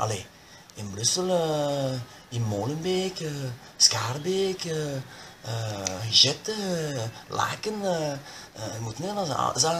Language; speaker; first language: Dutch; non-native, local second language; French